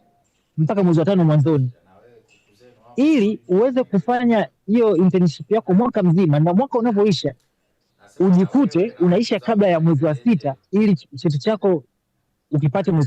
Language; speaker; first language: Swahili; native; Swahili